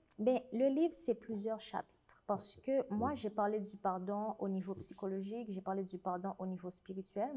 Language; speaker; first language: French; non-native, local second language; Haitian Creole